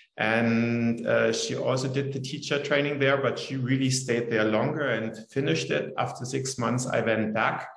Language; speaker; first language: English; non-native, fluent; German